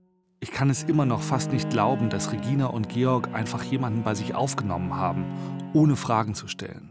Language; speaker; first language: German; native; German